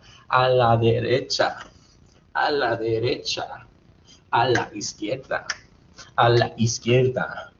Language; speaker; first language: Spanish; non-native, fluent; English